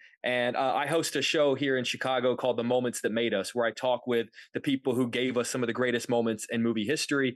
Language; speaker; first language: English; native; English